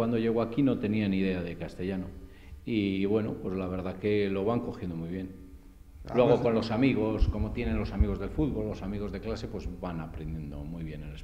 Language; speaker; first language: Spanish; native; Spanish